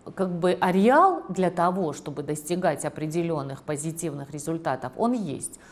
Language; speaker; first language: Russian; non-native, local second language; Georgian